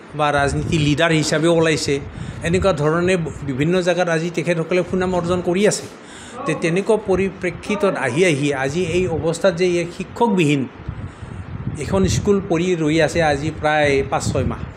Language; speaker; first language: Assamese; non-native, local second language; Bodo